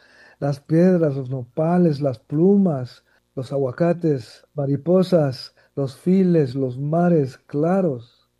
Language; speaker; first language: Spanish; early bilingual, heritage; Spanish